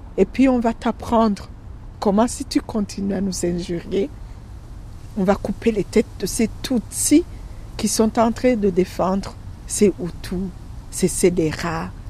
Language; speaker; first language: French; non-native, local second language; Rundi